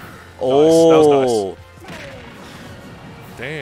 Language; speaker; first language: English; native; English